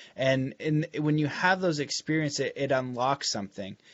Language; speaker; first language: English; native; English